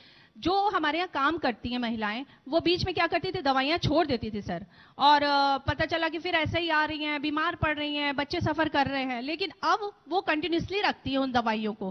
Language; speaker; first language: Hindi; native; Hindi